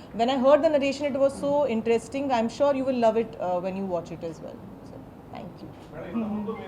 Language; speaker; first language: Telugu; non-native, learner; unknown